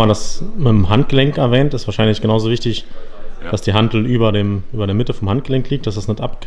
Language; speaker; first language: German; native; German